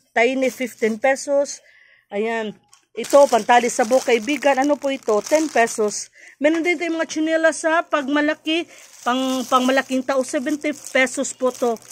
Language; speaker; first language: Filipino; native; Filipino